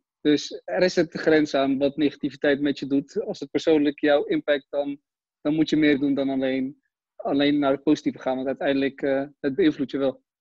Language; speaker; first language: Dutch; early bilingual, other home language; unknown